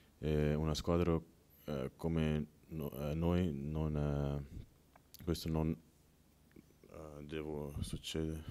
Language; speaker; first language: Italian; non-native, learner; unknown